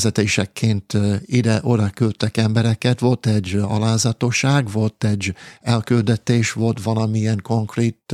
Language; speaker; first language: Hungarian; non-native, fluent; English